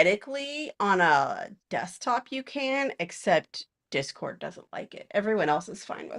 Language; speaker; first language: English; native; English